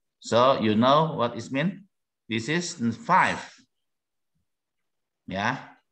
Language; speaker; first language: English; non-native, learner; Indonesian